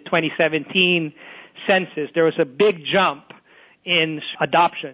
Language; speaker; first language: English; non-native, local second language; Filipino